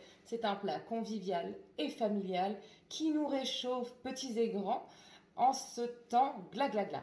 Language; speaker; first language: French; native; French